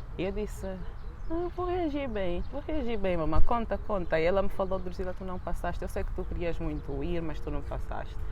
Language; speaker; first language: Portuguese; native; Portuguese